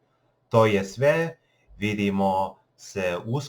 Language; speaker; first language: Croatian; non-native, learner; English